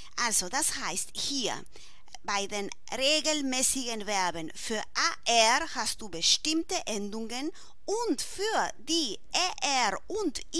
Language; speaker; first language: German; non-native, fluent; Spanish